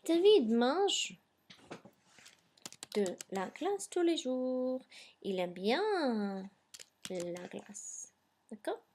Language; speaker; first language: French; non-native, fluent; English